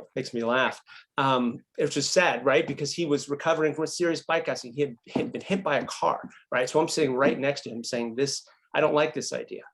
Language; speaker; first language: English; native; English